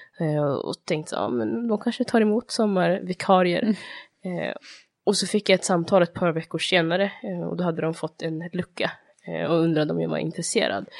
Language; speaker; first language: Swedish; early bilingual, other home language; Somali